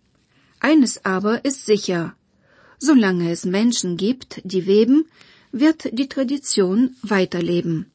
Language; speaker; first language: German; non-native, fluent; Bulgarian